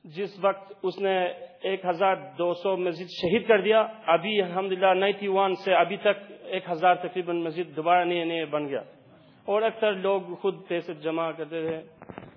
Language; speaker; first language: Urdu; non-native, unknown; Albanian